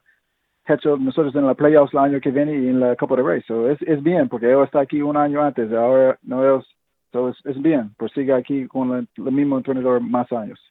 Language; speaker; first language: Spanish; non-native, fluent; English